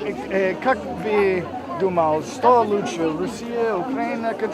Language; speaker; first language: Russian; non-native, learner; English